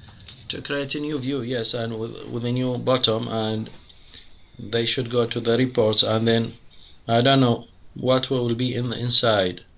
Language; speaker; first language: English; non-native, fluent; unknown